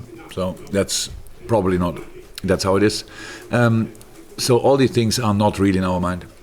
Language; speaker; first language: English; non-native, fluent; German